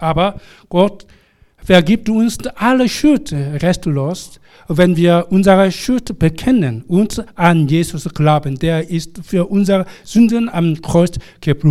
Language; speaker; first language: German; non-native, fluent; Korean